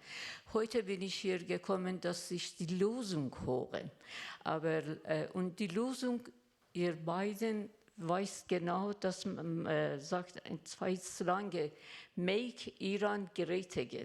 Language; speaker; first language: German; non-native, learner; Persian